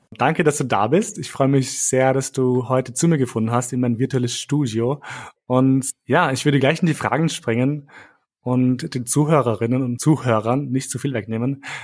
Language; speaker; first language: German; early bilingual, other home language; Albanian